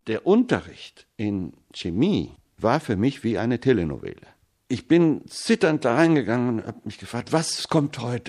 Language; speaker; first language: German; early bilingual, heritage; German